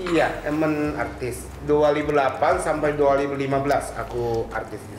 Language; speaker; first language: Indonesian; non-native, learner; Japanese